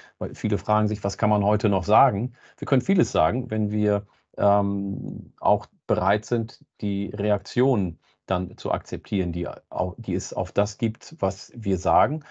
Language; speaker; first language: German; native; German